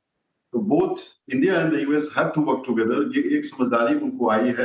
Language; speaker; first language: Hindi; native; Hindi